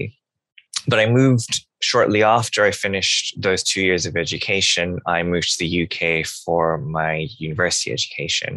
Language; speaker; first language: English; non-native, local second language; Bangla